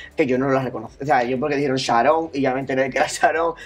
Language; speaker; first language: Spanish; native; Spanish